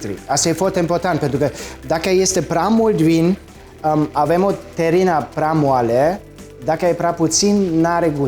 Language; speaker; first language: Romanian; non-native, fluent; German